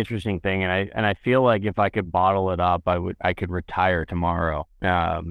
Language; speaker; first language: English; native; English